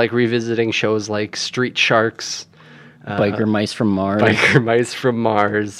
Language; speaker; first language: English; native; English